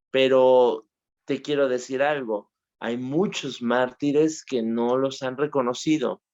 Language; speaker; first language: Spanish; native; Spanish